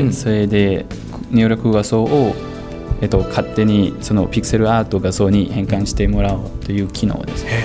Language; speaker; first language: Japanese; non-native, fluent; Lao